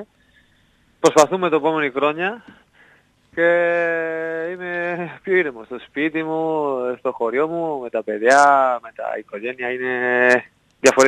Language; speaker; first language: Greek; non-native, learner; Spanish